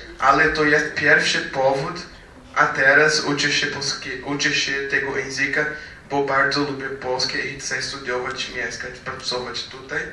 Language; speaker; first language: Polish; non-native, learner; Portuguese